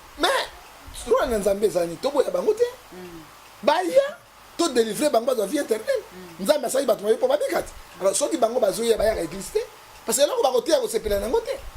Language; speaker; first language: Lingala; native; Lingala